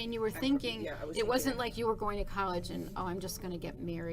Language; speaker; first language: English; native; English